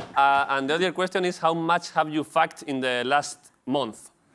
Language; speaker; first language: English; non-native, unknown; Spanish